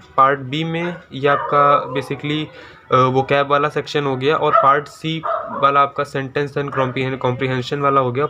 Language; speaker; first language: Hindi; native; Hindi